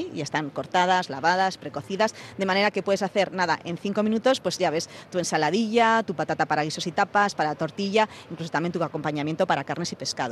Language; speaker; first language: Spanish; native; Spanish